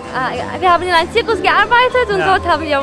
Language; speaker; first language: German; non-native, fluent; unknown